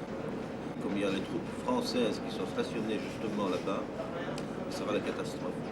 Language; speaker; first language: French; non-native, fluent; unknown